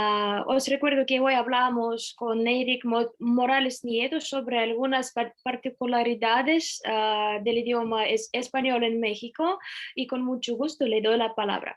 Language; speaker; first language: Spanish; non-native, fluent; Russian